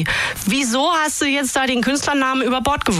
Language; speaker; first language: German; native; German